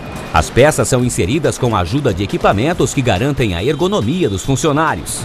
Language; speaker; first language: Portuguese; native; Portuguese